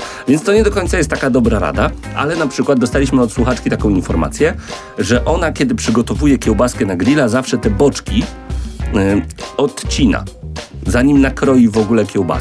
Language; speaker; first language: Polish; native; Polish